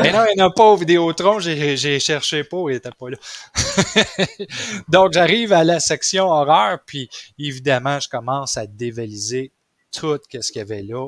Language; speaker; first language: French; native; French